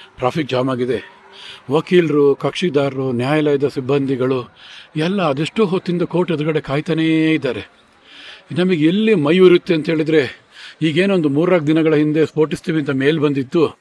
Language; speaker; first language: Kannada; non-native, local second language; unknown